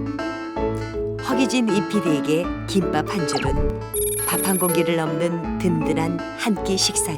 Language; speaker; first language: Korean; native; Korean